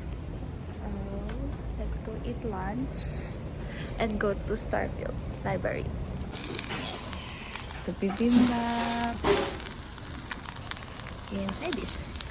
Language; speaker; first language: English; non-native, local second language; Filipino